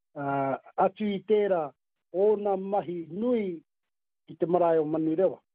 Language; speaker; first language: Māori; native; Māori